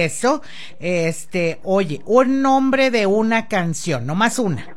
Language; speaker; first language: Spanish; native; Spanish